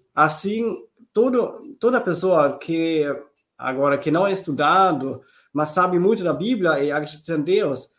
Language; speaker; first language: Portuguese; non-native, fluent; German